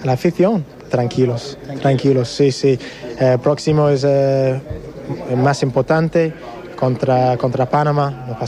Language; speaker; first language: Spanish; non-native, learner; English